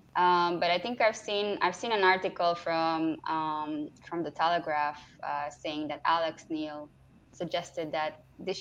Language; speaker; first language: English; non-native, fluent; Romanian